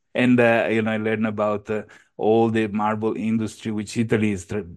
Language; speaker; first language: English; non-native, fluent; Italian